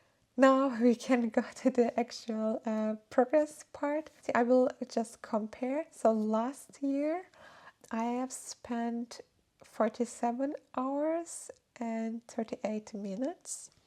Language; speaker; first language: English; non-native, fluent; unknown